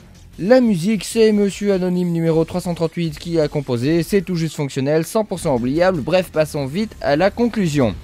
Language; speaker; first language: French; native; French